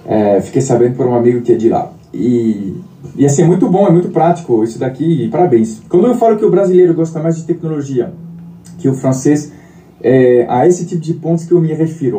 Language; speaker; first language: Portuguese; non-native, fluent; French